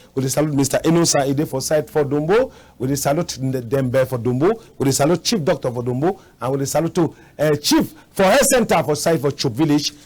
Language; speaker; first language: Nigerian Pidgin; native; Nigerian Pidgin